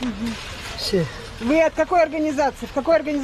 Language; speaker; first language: Russian; native; Russian